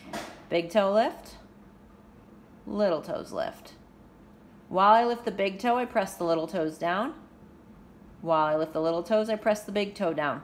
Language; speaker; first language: English; native; English